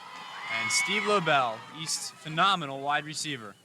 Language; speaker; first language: English; native; English